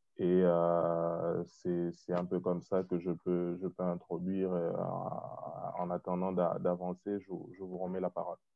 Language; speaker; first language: French; non-native, local second language; Lingala